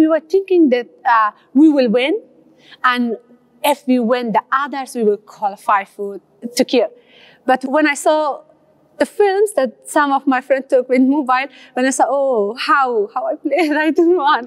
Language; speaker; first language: English; non-native, local second language; Persian